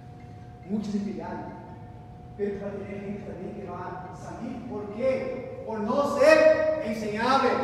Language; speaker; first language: Spanish; non-native, learner; Portuguese